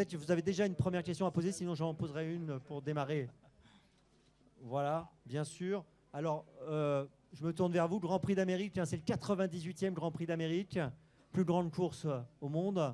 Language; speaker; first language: French; native; French